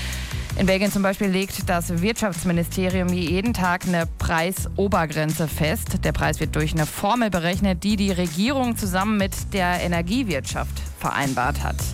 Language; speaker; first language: German; native; German